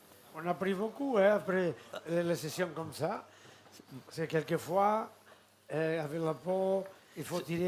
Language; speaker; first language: French; non-native, fluent; Catalan